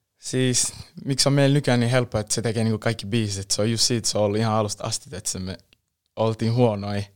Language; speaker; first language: Finnish; early bilingual, other home language; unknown